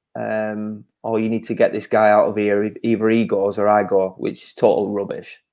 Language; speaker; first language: English; native; English